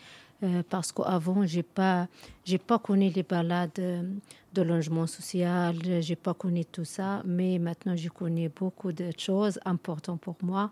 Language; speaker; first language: French; non-native, learner; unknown